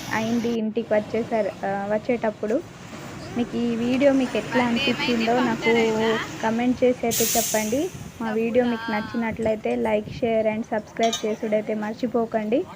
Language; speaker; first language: Telugu; native; Telugu